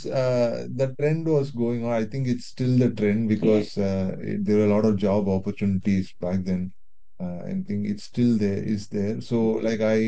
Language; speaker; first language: English; non-native, local second language; Tamil